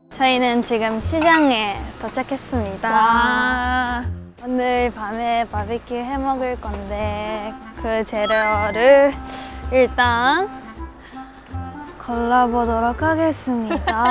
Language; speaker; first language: Korean; non-native, fluent; Japanese